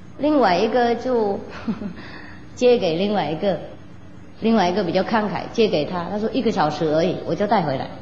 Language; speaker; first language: Chinese; non-native, fluent; Vietnamese